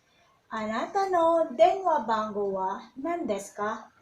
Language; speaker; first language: Japanese; non-native, learner; Filipino